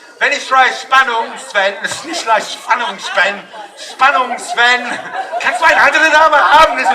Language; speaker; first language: German; non-native, fluent; English